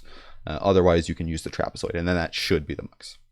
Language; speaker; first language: English; native; English